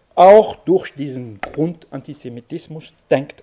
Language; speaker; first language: German; non-native, fluent; French